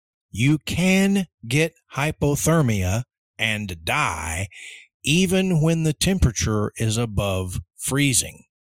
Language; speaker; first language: English; early bilingual, other home language; Spanish